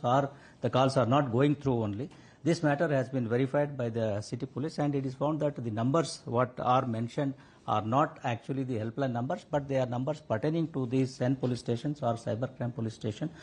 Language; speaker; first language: English; non-native, local second language; Kannada